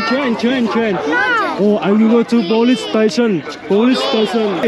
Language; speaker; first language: English; non-native, learner; Vietnamese